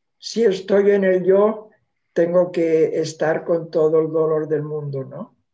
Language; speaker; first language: Spanish; non-native, local second language; Catalan